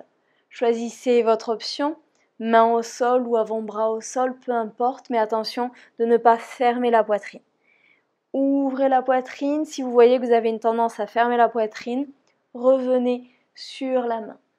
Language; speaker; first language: French; native; French